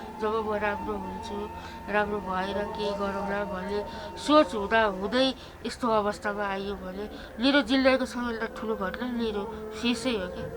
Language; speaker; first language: Nepali; native; Nepali